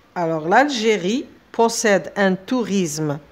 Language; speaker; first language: French; non-native, local second language; Arabic